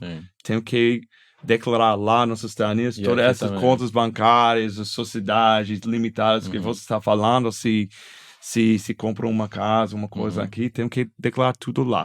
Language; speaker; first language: Portuguese; non-native, fluent; English